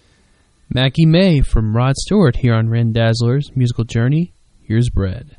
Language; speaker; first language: English; native; English